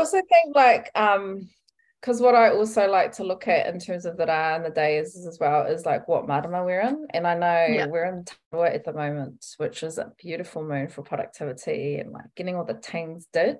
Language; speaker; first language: English; native; English